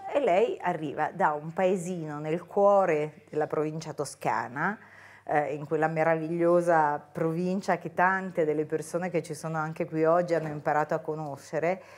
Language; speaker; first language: Italian; native; Italian